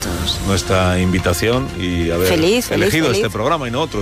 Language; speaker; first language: Spanish; native; Spanish